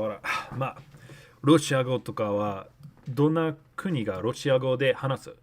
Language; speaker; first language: Japanese; non-native, learner; English